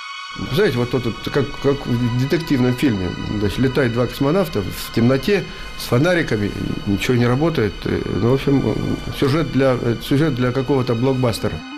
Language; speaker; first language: Russian; native; Russian